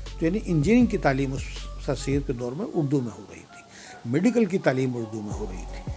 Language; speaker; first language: Urdu; native; Urdu